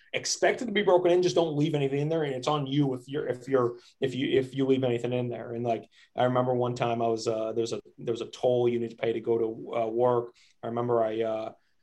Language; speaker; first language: English; native; English